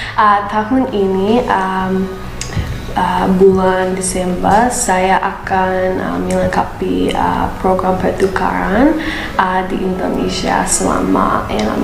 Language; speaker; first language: Indonesian; non-native, learner; English